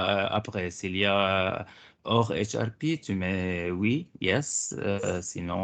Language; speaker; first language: French; non-native, fluent; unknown